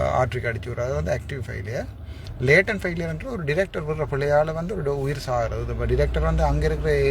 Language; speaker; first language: Tamil; native; Tamil